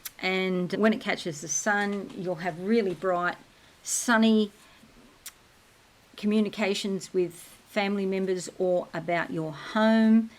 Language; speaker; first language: English; native; English